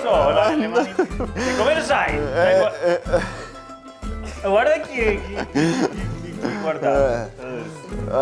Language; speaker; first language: Italian; non-native, fluent; Spanish